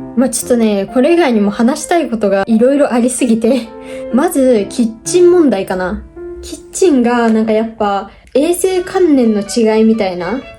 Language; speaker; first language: Japanese; native; Japanese